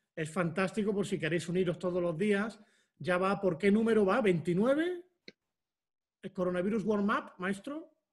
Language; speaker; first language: Spanish; native; Spanish